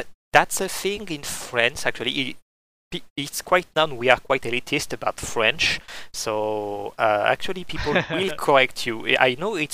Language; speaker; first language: English; non-native, fluent; French